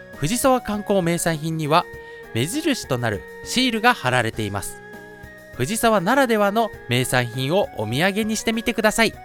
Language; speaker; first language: Japanese; native; Japanese